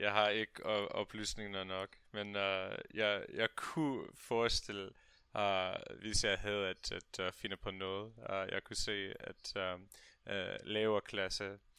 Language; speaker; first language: Danish; non-native, learner; English